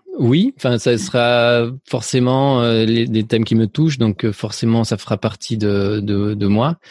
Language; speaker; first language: French; early bilingual, other home language; Spanish